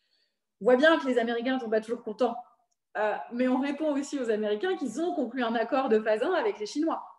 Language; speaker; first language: French; native; French